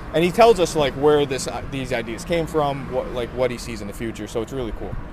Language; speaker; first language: English; native; English